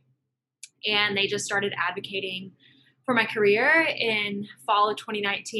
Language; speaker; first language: English; native; English